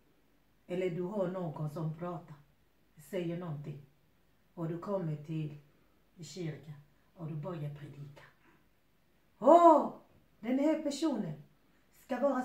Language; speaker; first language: Swedish; non-native, fluent; Lingala